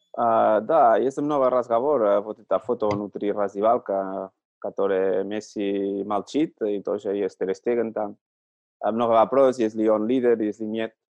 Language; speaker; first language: Russian; non-native, learner; Catalan